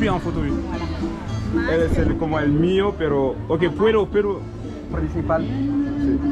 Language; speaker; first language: Spanish; non-native, learner; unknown